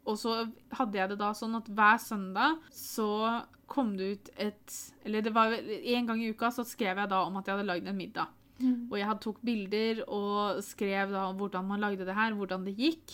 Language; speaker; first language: Norwegian; native; Norwegian